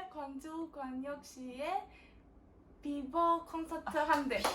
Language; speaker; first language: Korean; non-native, fluent; Burmese